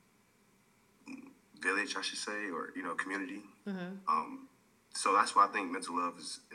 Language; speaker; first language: English; native; English